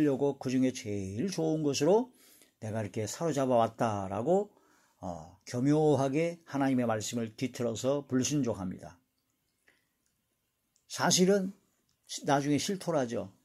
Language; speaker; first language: Korean; native; Korean